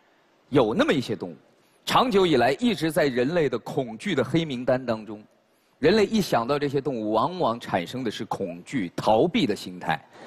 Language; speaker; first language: Chinese; native; Chinese